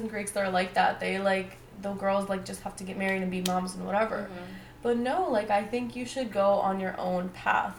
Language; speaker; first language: English; native; English